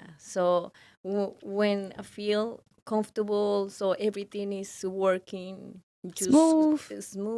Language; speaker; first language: English; non-native, learner; Spanish